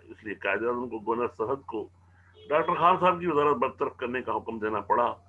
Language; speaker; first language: Urdu; native; Urdu